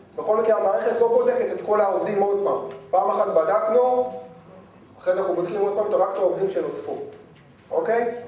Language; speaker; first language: Hebrew; native; Hebrew